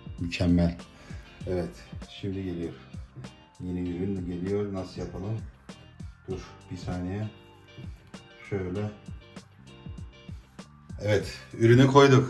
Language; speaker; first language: Turkish; early bilingual, heritage; Turkish